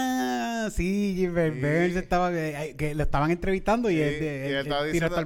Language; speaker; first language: Spanish; native; Spanish